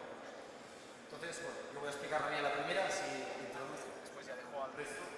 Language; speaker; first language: Spanish; native; Spanish